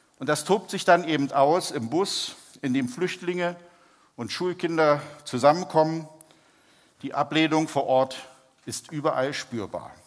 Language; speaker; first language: German; native; German